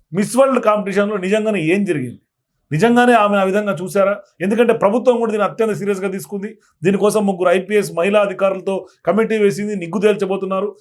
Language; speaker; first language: Telugu; native; Telugu